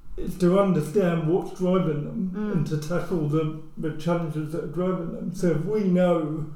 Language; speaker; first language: English; native; English